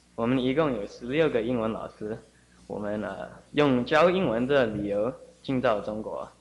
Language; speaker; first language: Chinese; early bilingual, heritage; Chinese